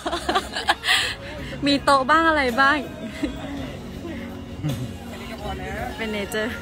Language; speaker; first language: English; non-native, learner; Thai